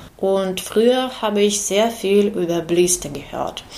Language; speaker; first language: German; non-native, learner; Ukrainian